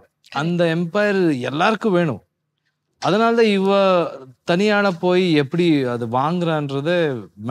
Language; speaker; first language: Tamil; non-native, local second language; Kannada